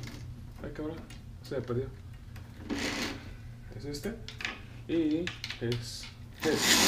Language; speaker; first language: Spanish; native; Spanish